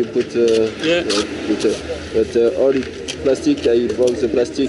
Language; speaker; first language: English; non-native, learner; French